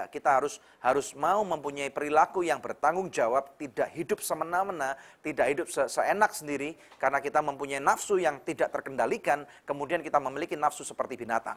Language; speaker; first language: Indonesian; native; Indonesian